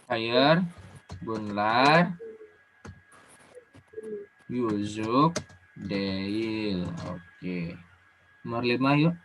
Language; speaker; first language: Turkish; non-native, learner; Indonesian